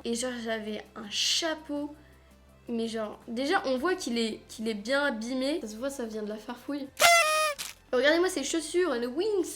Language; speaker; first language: French; native; French